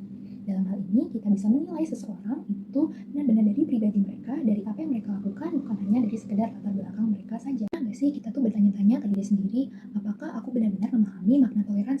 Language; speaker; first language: Indonesian; native; Indonesian